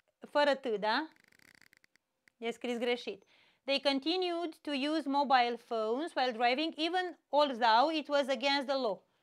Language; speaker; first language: English; non-native, fluent; Romanian